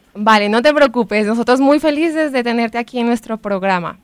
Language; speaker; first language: Spanish; native; Spanish